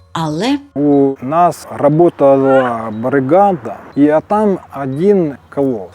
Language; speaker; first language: Ukrainian; non-native, local second language; Russian